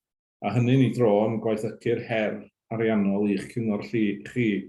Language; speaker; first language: Welsh; native; Welsh